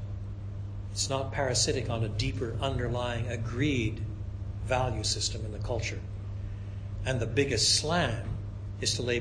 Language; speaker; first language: English; native; English